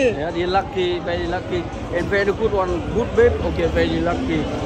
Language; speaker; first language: English; non-native, learner; Vietnamese